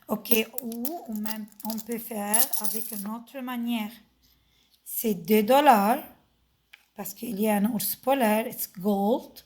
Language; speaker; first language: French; non-native, fluent; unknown